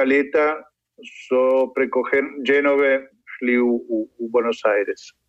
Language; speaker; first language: Slovenian; early bilingual, heritage; Slovenian